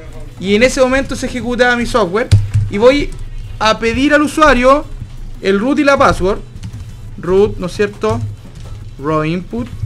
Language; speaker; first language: Spanish; native; Spanish